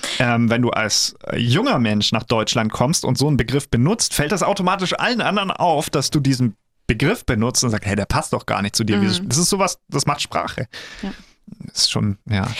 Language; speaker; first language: German; native; German